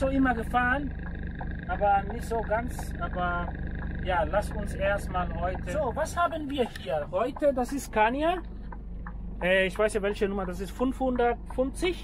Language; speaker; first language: German; non-native, learner; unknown